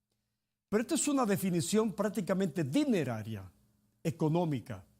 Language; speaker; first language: Spanish; native; Spanish